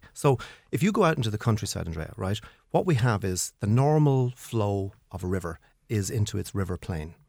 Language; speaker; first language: English; native; English